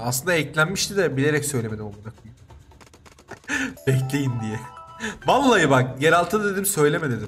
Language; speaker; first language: Turkish; native; Turkish